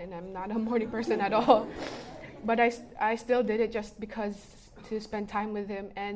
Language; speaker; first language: English; early bilingual, other home language; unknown